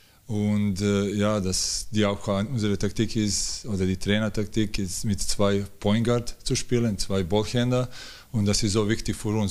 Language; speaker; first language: German; non-native, learner; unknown